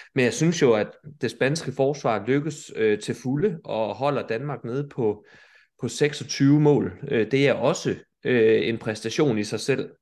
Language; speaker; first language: Danish; native; Danish